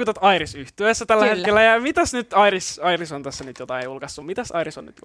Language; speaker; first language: Finnish; native; Finnish